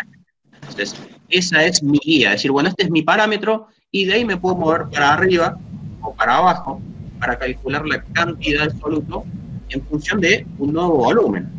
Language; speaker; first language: Spanish; native; Spanish